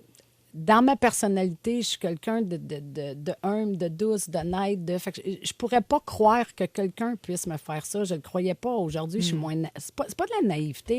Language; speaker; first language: French; native; French